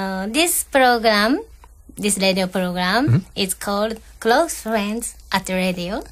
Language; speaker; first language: English; non-native, learner; Japanese